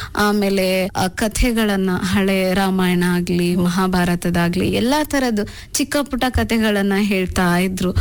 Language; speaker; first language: Kannada; non-native, local second language; Urdu